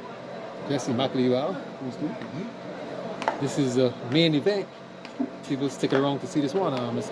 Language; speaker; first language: English; native; English